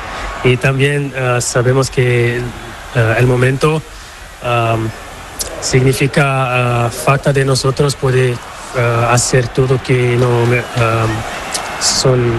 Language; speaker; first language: Spanish; non-native, learner; Portuguese